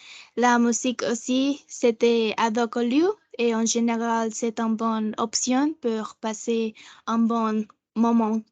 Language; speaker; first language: French; non-native, learner; Spanish